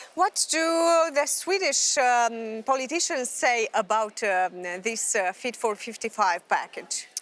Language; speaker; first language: English; non-native, fluent; Romanian